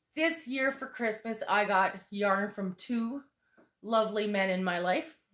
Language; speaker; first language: English; native; English